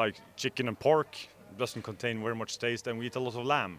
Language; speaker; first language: English; non-native, fluent; Norwegian